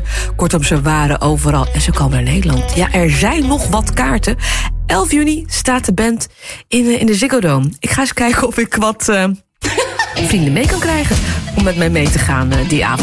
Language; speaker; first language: Dutch; native; Dutch